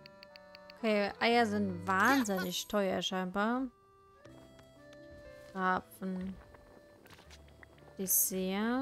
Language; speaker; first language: German; native; German